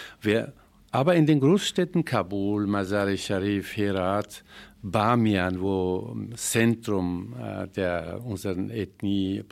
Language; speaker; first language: German; non-native, fluent; Persian